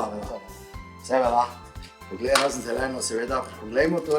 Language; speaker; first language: Slovenian; native; Slovenian